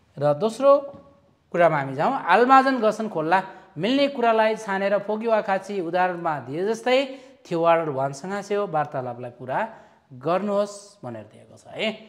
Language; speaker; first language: Nepali; native; Nepali